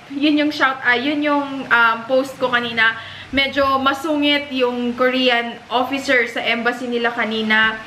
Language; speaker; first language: Filipino; native; Filipino